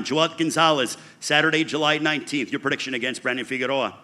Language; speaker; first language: English; native; English